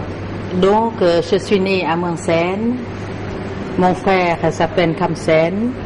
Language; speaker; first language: French; non-native, fluent; Lao